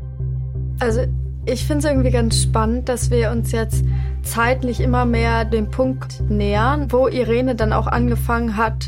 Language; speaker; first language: German; native; German